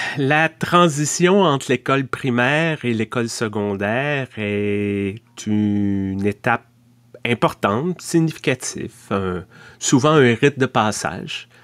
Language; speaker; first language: French; native; French